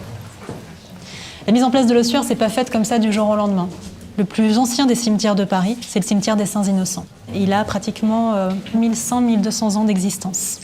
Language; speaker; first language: French; native; French